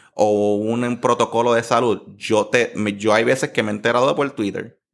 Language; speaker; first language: Spanish; native; Spanish